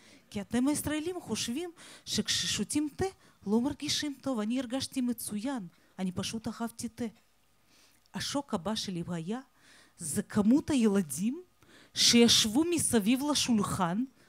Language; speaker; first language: Hebrew; non-native, fluent; Russian